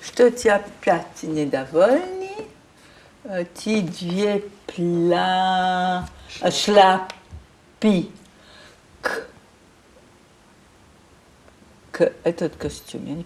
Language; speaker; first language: Russian; early bilingual, heritage; Russian